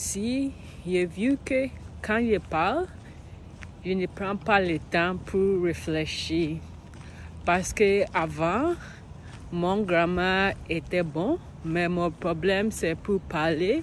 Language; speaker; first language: French; non-native, learner; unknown